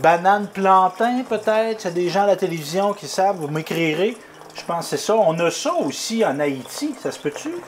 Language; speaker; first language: French; native; French